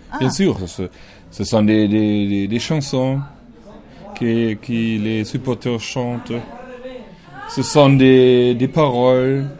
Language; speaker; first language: French; non-native, learner; German